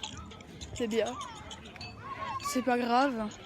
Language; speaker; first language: French; native; French